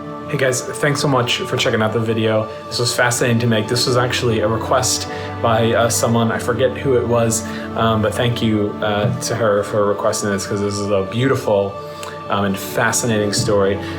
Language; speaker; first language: English; native; English